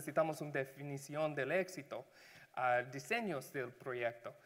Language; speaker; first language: Spanish; non-native, learner; English